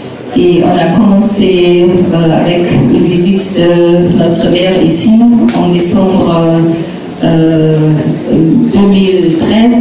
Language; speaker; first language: French; non-native, fluent; German